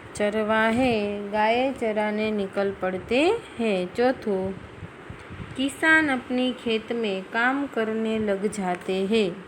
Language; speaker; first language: Hindi; non-native, local second language; Gujarati